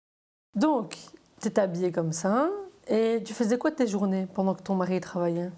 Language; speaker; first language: French; native; French